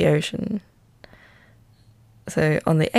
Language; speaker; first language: English; non-native, local second language; Filipino